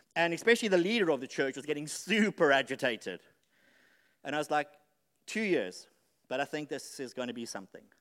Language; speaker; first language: English; native; English